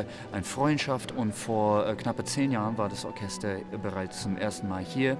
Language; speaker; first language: German; non-native, fluent; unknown